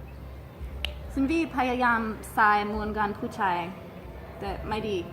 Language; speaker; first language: Thai; non-native, learner; English